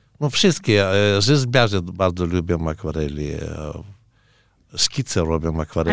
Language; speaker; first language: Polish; non-native, learner; Ukrainian